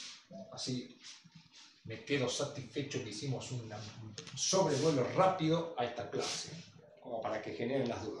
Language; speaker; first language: Spanish; native; Spanish